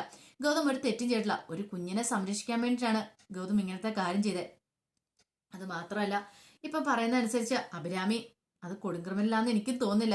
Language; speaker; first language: Malayalam; native; Malayalam